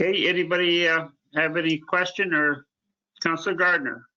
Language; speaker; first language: English; native; English